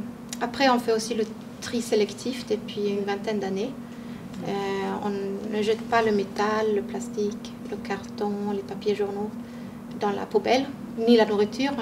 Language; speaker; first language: French; non-native, fluent; Swedish